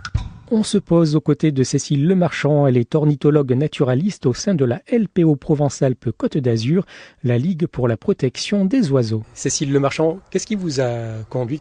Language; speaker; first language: French; native; French